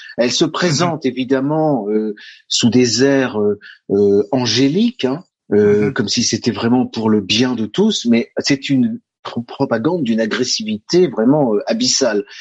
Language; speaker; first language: French; native; French